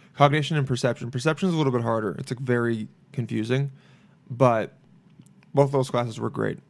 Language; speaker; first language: English; native; English